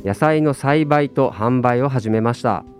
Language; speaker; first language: Japanese; native; Japanese